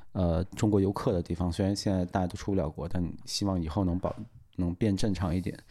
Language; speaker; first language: Chinese; non-native, local second language; Uyghur